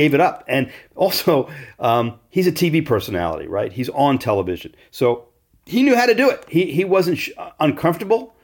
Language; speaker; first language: English; native; English